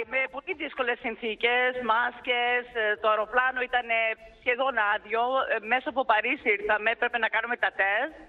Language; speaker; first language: Greek; early bilingual, heritage; Greek